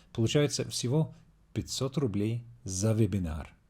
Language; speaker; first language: Russian; non-native, fluent; English